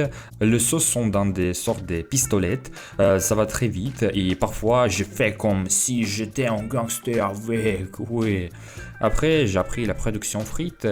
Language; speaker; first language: French; non-native, fluent; Russian